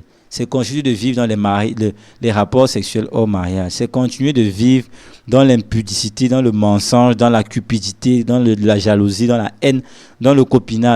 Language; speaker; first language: French; non-native, local second language; Lingala